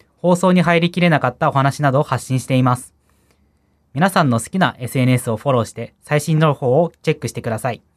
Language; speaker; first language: Japanese; native; Japanese